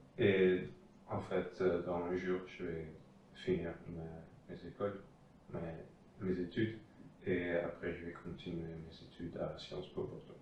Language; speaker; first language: French; non-native, fluent; Dutch